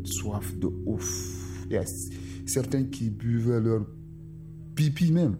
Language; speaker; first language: French; non-native, local second language; Susu